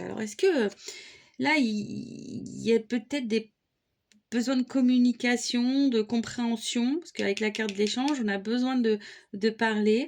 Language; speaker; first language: French; native; French